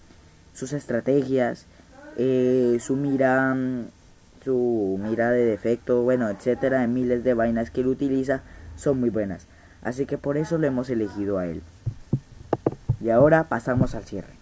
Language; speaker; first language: Spanish; native; Spanish